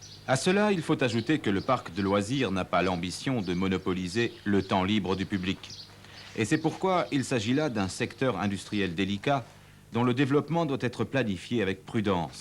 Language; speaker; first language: French; native; French